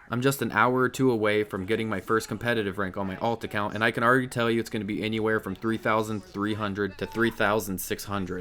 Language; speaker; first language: English; native; English